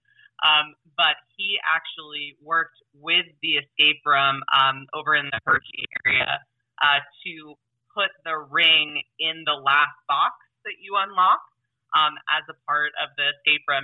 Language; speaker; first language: English; native; English